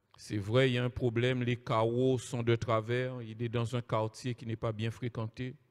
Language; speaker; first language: French; native; French